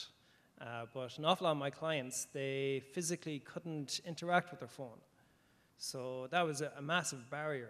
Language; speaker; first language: English; native; English